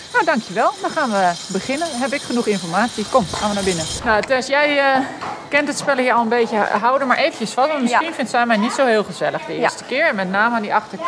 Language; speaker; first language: Dutch; native; Dutch